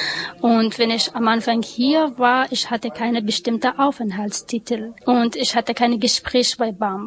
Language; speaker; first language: German; non-native, learner; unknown